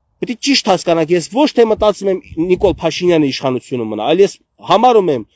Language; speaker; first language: Armenian; native; Armenian